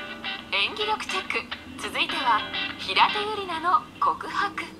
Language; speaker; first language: Japanese; native; Japanese